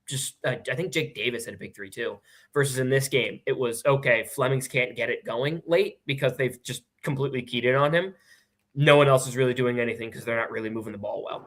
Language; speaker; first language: English; native; English